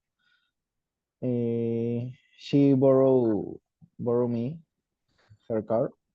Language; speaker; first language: English; non-native, learner; Spanish